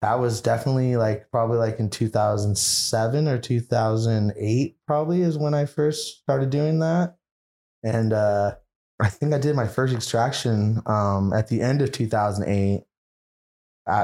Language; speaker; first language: English; native; English